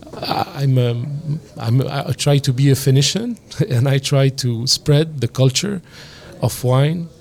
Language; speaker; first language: English; non-native, fluent; French